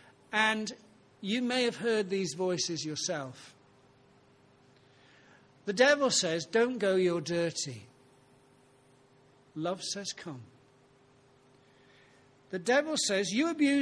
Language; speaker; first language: English; native; English